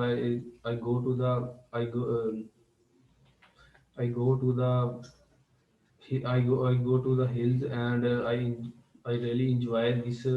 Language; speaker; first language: English; non-native, learner; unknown